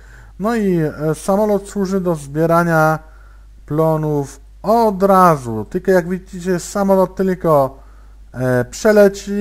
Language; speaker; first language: Polish; native; Polish